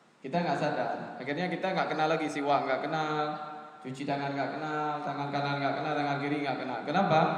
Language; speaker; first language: Malay; non-native, local second language; Achinese